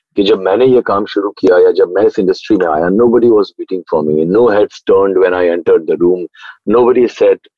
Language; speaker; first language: Hindi; native; Hindi